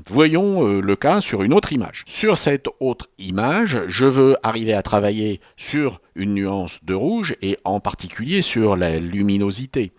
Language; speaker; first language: French; native; French